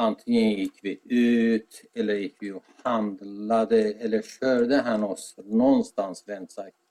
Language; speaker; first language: Swedish; non-native, fluent; Azerbaijani